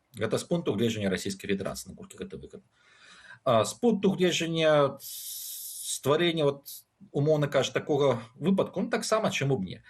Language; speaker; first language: Belarusian; non-native, local second language; Russian